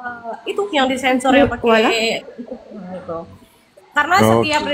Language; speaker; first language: Indonesian; native; Indonesian